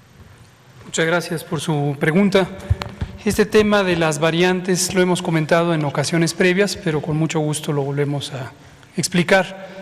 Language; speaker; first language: Spanish; native; Spanish